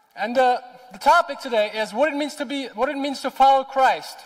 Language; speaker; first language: English; non-native, fluent; Czech